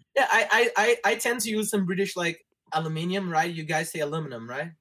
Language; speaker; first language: English; non-native, fluent; Portuguese